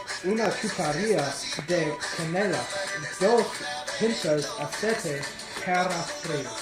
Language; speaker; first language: Spanish; non-native, learner; English